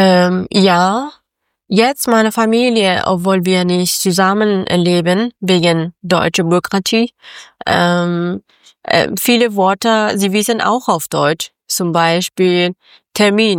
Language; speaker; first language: German; non-native, local second language; Persian